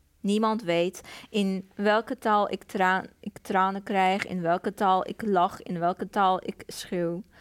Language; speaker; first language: Dutch; non-native, fluent; Persian